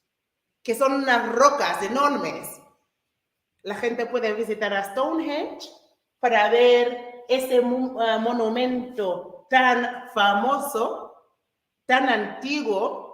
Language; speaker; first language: Spanish; non-native, fluent; English